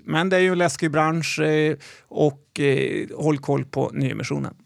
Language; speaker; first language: Swedish; native; Swedish